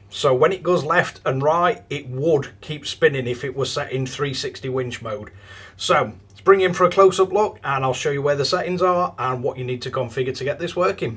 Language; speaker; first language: English; native; English